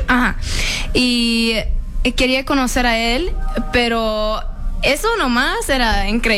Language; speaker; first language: Spanish; early bilingual, heritage; English